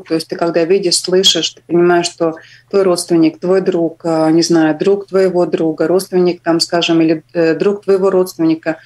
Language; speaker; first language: Russian; non-native, local second language; Latvian